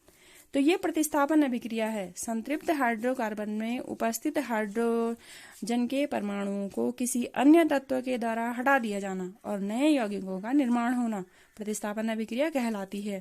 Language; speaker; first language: Hindi; native; Hindi